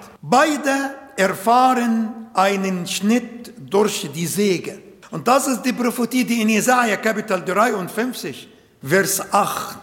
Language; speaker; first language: German; non-native, fluent; Arabic